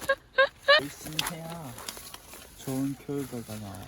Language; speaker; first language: Korean; non-native, learner; Japanese